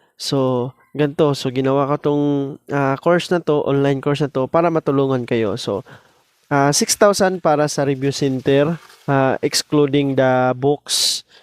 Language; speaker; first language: Filipino; non-native, local second language; Cebuano